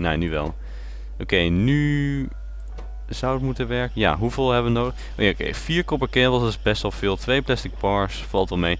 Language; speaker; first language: Dutch; native; Dutch